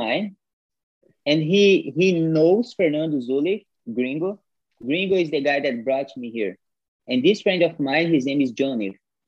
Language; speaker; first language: English; non-native, fluent; Portuguese